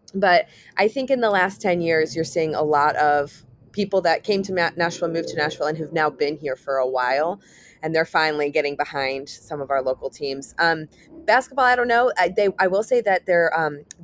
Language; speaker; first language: English; native; English